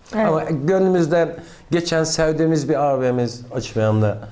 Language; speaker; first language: Turkish; native; Turkish